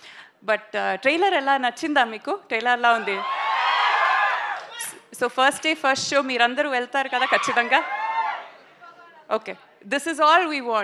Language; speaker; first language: Telugu; non-native, local second language; Tamil